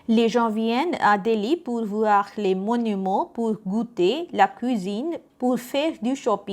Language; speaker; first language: French; non-native, fluent; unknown